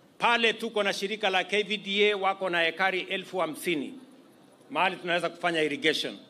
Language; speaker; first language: Swahili; non-native, local second language; Kalenjin